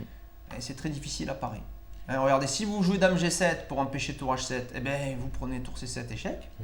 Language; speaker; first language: French; native; French